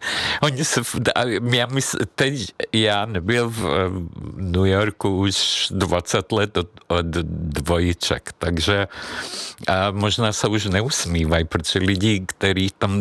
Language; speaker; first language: Czech; non-native, fluent; Hungarian